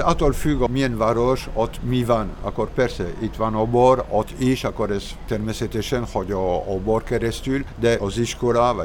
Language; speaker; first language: Hungarian; non-native, learner; French